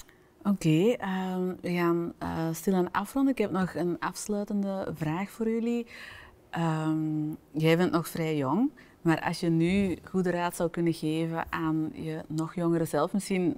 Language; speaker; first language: Dutch; native; Dutch